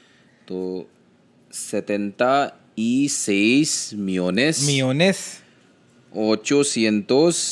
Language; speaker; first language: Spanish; non-native, learner; Hindi